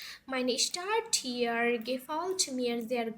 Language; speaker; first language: German; non-native, learner; Bangla